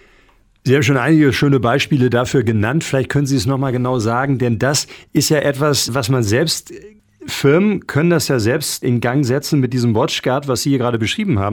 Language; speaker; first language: German; native; German